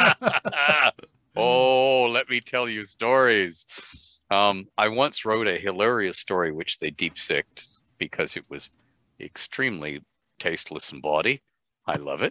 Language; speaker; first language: English; native; English